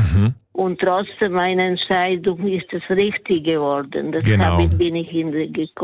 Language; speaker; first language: German; non-native, learner; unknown